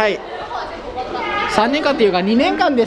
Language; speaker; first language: Japanese; early bilingual, other home language; Filipino